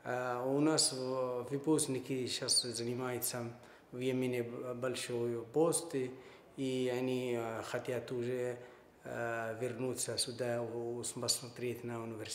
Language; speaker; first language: Russian; non-native, fluent; Arabic